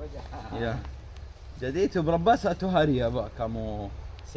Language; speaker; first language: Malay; non-native, learner; Arabic